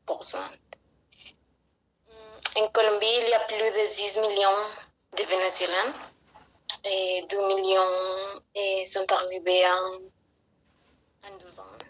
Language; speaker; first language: French; non-native, learner; Spanish